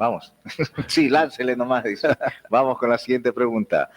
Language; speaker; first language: Spanish; native; Spanish